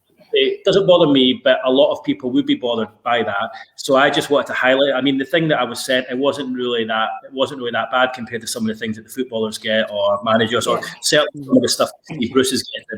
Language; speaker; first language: English; native; English